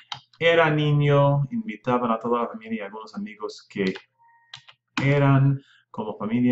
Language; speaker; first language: Spanish; non-native, fluent; English